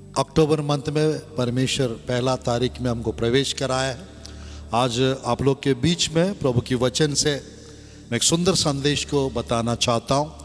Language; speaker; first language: Hindi; non-native, local second language; Telugu